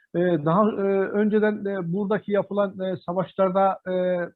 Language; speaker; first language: Turkish; non-native, local second language; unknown